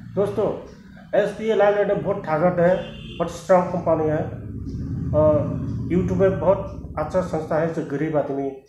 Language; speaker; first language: Hindi; non-native, local second language; Bodo